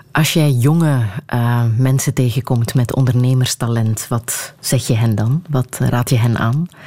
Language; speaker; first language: Dutch; native; Dutch